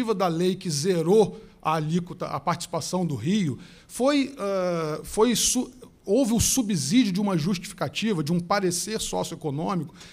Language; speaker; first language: Portuguese; native; Portuguese